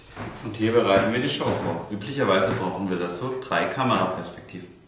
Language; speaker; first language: German; native; German